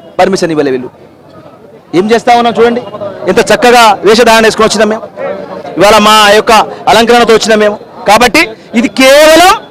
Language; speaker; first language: Telugu; non-native, local second language; Lambadi